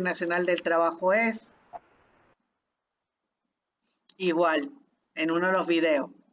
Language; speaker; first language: Spanish; native; Spanish